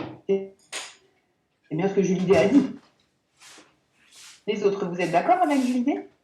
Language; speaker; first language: French; native; French